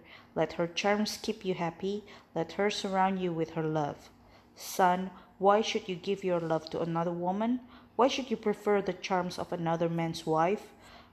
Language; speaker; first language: English; non-native, fluent; Indonesian